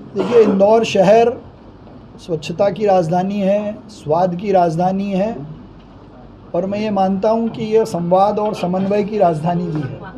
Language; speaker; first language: Hindi; native; Hindi